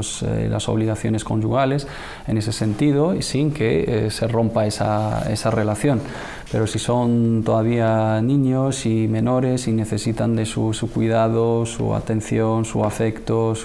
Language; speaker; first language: Spanish; native; Spanish